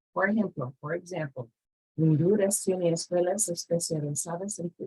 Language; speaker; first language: Spanish; non-native, fluent; English